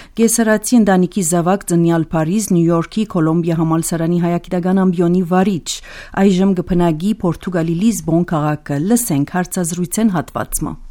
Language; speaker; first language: Armenian; early bilingual, heritage; Armenian